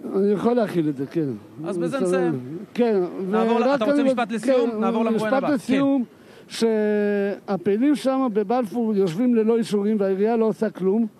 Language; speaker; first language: Hebrew; native; Hebrew